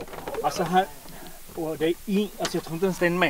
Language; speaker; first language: Swedish; native; Swedish